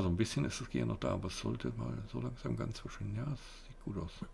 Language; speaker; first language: German; native; German